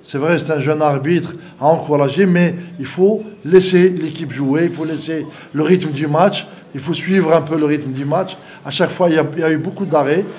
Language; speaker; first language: French; non-native, local second language; Arabic